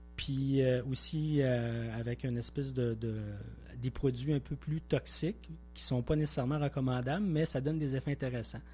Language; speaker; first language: French; native; French